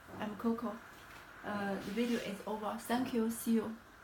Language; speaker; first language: English; non-native, learner; Chinese